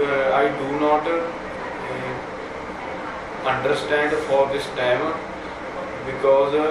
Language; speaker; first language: English; non-native, learner; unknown